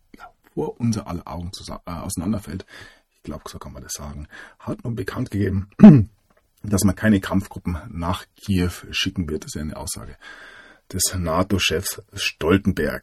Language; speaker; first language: German; native; German